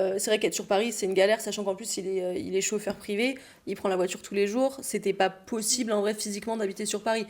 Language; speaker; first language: French; native; French